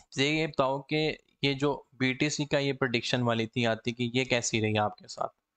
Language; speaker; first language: Hindi; native; Hindi